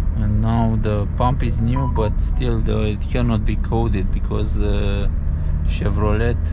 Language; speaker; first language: English; non-native, learner; Romanian